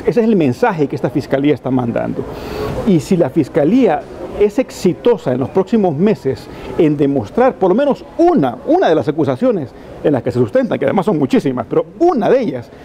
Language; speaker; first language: Spanish; native; Spanish